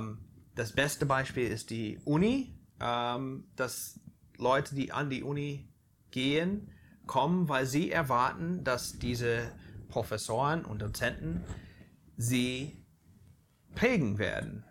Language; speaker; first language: German; non-native, fluent; English